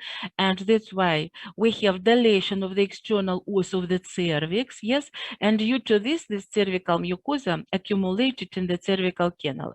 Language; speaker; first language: English; non-native, fluent; Russian